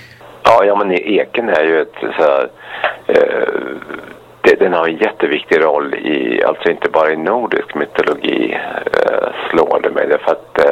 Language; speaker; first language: Swedish; native; Swedish